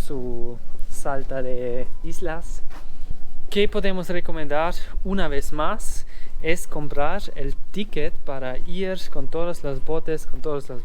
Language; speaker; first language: Spanish; non-native, learner; German